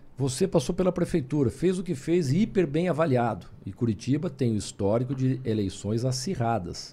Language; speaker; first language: Portuguese; native; Portuguese